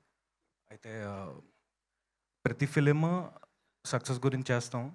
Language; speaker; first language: Telugu; native; Telugu